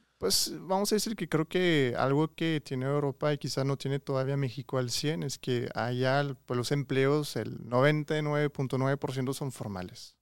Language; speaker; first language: Spanish; non-native, fluent; French